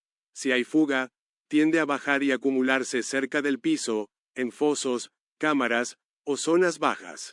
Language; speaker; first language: Spanish; native; Spanish